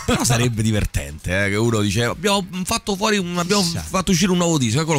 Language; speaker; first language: Italian; native; Italian